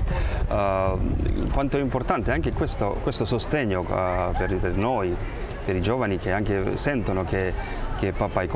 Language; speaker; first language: Italian; non-native, fluent; Croatian